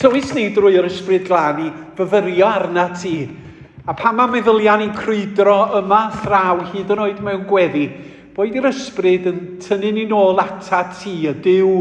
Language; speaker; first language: Welsh; native; Welsh